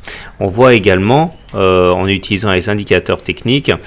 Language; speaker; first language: French; native; French